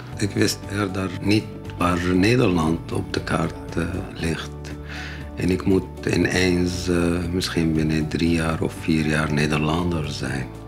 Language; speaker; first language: Dutch; non-native, learner; Arabic